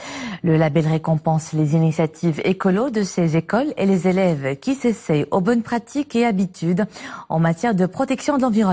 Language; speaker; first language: French; non-native, local second language; Arabic